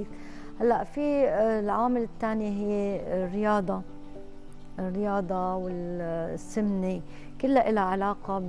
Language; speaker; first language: Arabic; native; Arabic